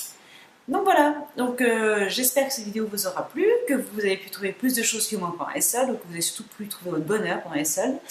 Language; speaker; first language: French; native; French